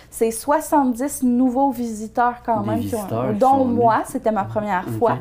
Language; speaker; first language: French; native; French